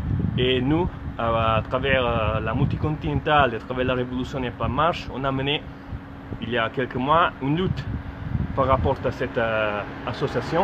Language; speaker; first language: French; non-native, fluent; Italian